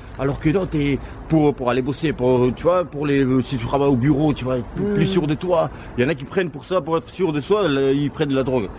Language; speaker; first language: French; non-native, fluent; Georgian